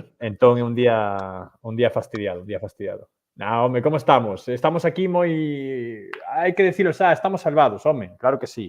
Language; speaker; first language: Galician; non-native, local second language; Spanish